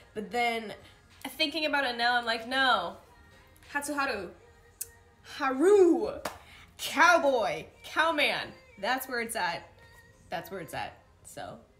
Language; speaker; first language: English; native; English